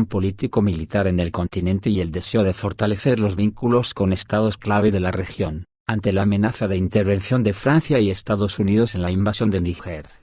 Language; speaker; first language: Spanish; native; Spanish